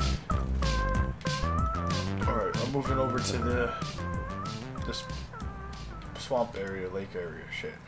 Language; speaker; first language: English; native; English